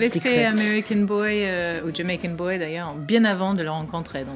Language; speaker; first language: French; non-native, fluent; English